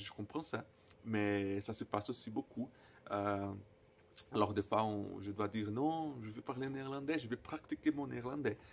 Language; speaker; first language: French; non-native, fluent; Portuguese